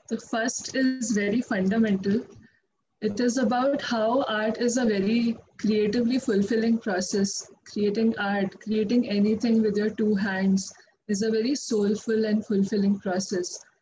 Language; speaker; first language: English; non-native, local second language; Hindi